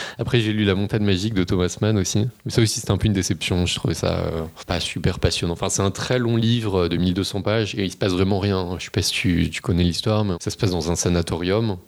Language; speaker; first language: French; native; French